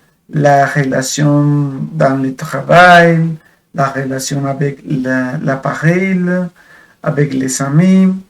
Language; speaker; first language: French; non-native, fluent; Spanish